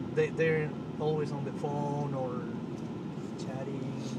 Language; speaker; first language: English; non-native, learner; Spanish